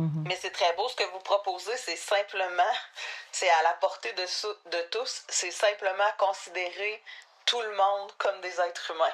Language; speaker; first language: French; native; French